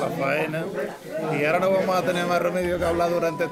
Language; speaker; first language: Spanish; native; Spanish